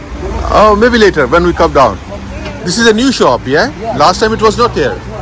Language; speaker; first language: English; non-native, fluent; Urdu